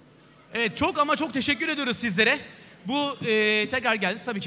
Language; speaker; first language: Turkish; native; Turkish